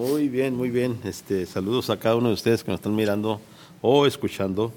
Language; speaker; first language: Spanish; native; Spanish